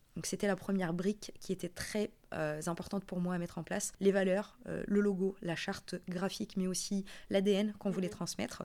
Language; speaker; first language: French; non-native, local second language; Arabic